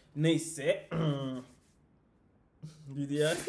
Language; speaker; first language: Turkish; non-native, fluent; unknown